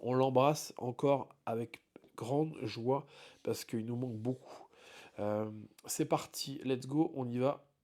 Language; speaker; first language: French; native; French